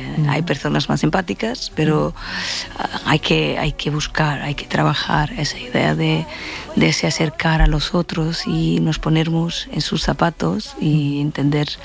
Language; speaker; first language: Spanish; non-native, fluent; Portuguese